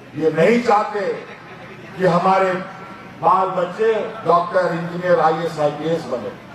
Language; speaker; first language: Hindi; native; Hindi